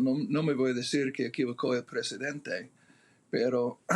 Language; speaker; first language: Spanish; non-native, fluent; English